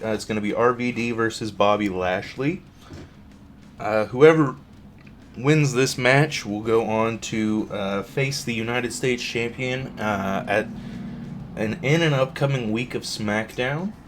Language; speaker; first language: English; native; English